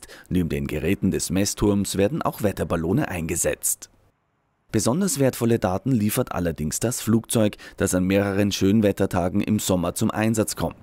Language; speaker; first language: German; native; German